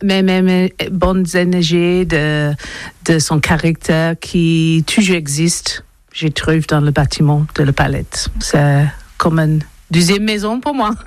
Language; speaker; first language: French; non-native, learner; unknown